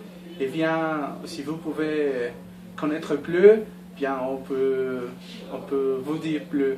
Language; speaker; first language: French; non-native, learner; Spanish